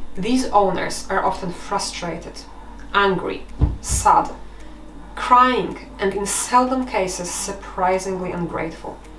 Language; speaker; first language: English; non-native, fluent; Polish